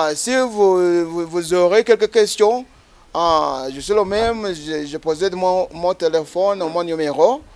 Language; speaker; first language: French; non-native, learner; Ganda